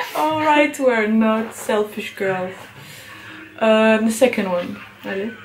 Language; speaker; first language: English; non-native, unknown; Lithuanian